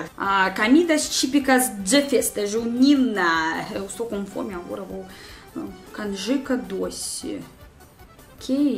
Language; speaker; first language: Portuguese; non-native, learner; Russian